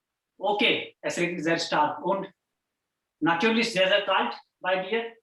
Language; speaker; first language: German; non-native, fluent; Hindi